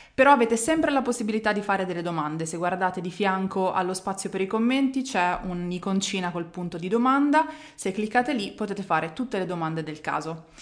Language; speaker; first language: Italian; native; Italian